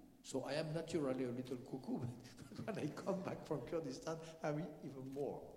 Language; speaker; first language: English; non-native, fluent; French